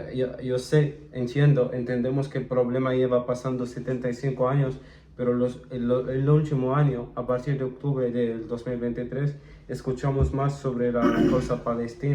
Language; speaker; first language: Spanish; non-native, fluent; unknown